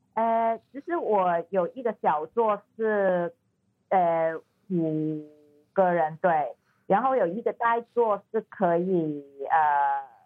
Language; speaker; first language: Chinese; non-native, fluent; Cantonese